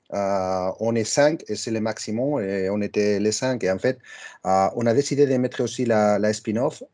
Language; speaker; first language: French; non-native, fluent; Spanish